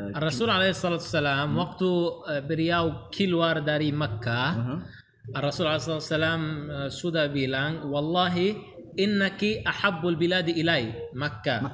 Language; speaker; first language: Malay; non-native, fluent; Arabic